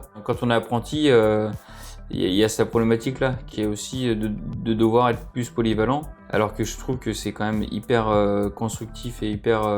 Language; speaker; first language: French; native; French